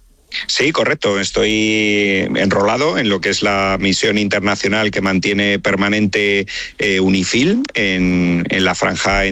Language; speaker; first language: Spanish; native; Spanish